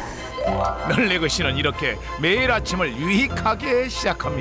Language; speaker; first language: Korean; native; Korean